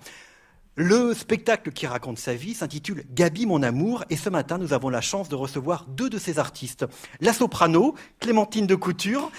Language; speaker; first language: French; native; French